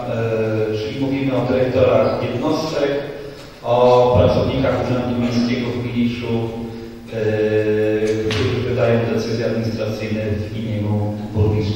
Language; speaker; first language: Polish; native; Polish